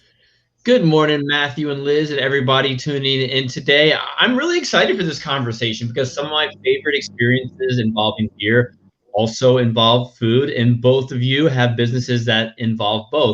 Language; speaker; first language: English; native; English